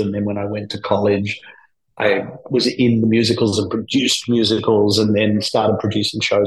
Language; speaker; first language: English; native; English